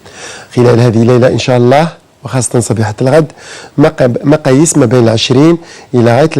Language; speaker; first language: Arabic; native; Arabic